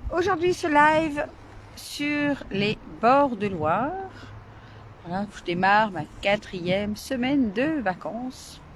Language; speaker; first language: French; native; French